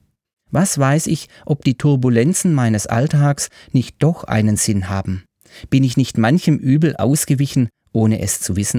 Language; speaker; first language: German; native; German